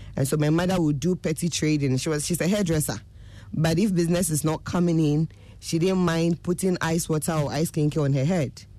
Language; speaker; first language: English; non-native, local second language; Akan